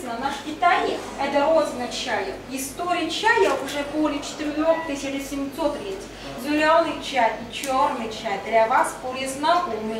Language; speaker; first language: Russian; non-native, learner; Chinese